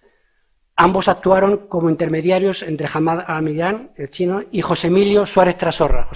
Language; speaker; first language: Spanish; native; Spanish